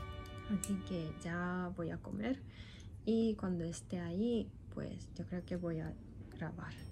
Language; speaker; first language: Spanish; non-native, fluent; Japanese